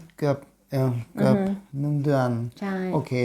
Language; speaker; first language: Thai; non-native, learner; German